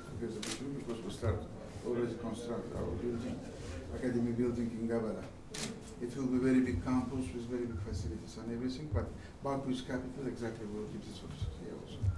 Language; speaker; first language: English; non-native, learner; Azerbaijani